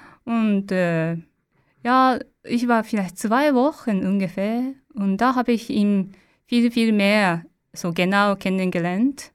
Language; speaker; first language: German; non-native, learner; Japanese